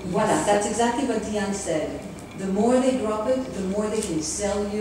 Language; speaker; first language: English; non-native, fluent; French